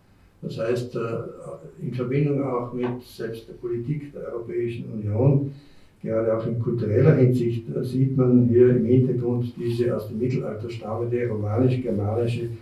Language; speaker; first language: German; native; German